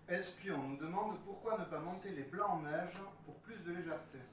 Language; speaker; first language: French; native; French